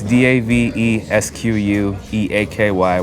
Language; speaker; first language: English; native; English